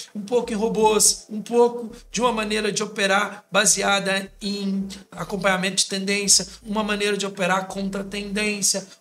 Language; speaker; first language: Portuguese; native; Portuguese